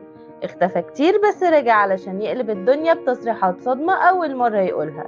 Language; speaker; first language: Arabic; native; Arabic